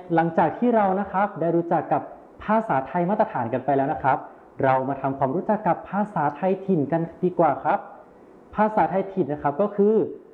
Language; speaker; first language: Thai; native; Thai